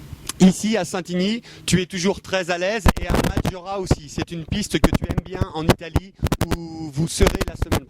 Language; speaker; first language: French; native; French